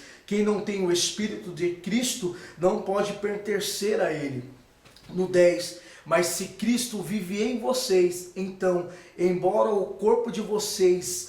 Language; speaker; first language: Portuguese; native; Portuguese